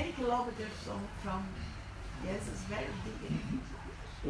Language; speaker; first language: English; non-native, learner; Portuguese